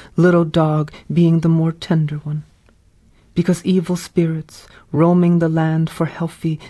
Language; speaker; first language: English; early bilingual, other home language; Vietnamese